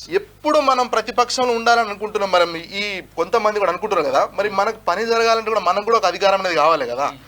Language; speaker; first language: Telugu; non-native, local second language; Lambadi